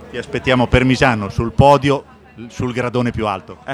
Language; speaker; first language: Italian; native; Italian